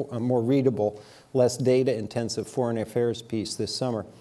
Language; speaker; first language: English; native; English